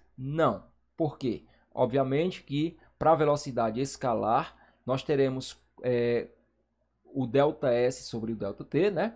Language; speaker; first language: Portuguese; native; Portuguese